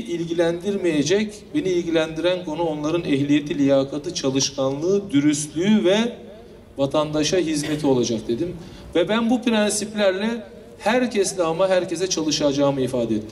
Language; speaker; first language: Turkish; native; Turkish